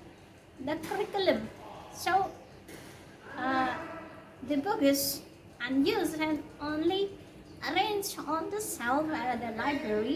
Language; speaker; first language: English; non-native, learner; Indonesian